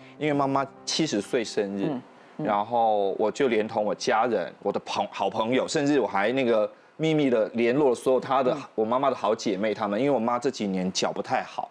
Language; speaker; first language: Chinese; native; Chinese